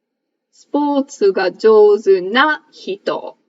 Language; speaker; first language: Japanese; non-native, fluent; English